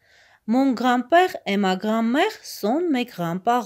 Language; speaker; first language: French; non-native, fluent; Armenian